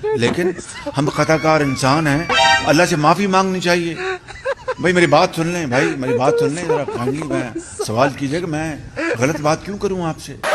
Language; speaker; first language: Urdu; non-native, local second language; Punjabi